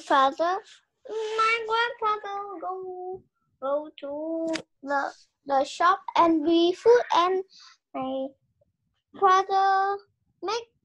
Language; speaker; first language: English; non-native, learner; Vietnamese